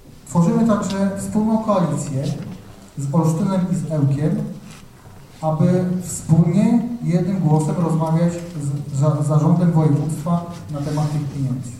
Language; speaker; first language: Polish; native; Polish